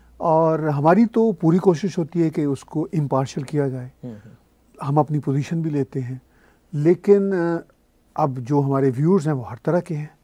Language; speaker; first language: Urdu; native; Urdu